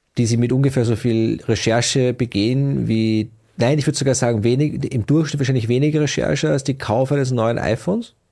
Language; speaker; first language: German; native; German